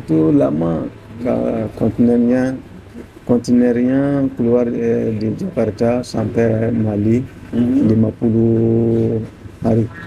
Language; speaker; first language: Indonesian; non-native, learner; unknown